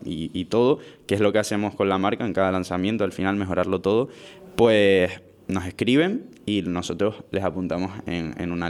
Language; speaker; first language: Spanish; native; Spanish